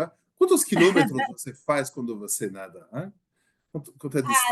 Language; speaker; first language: Portuguese; non-native, learner; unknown